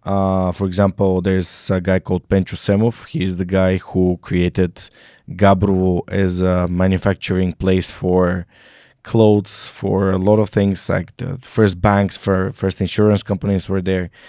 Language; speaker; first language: English; non-native, fluent; Bulgarian